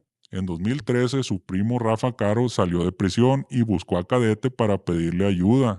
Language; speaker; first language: Spanish; native; Spanish